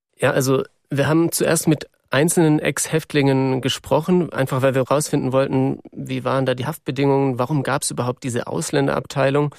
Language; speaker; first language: German; native; German